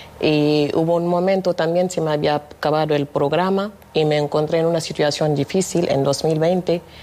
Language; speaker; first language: Spanish; non-native, fluent; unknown